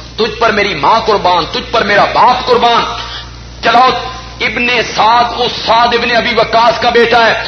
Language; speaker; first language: Urdu; non-native, local second language; Punjabi